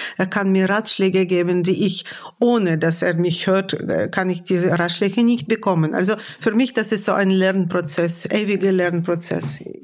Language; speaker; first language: German; non-native, fluent; Russian